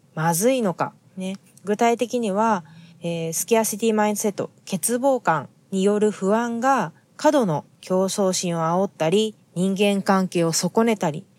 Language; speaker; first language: Japanese; native; Japanese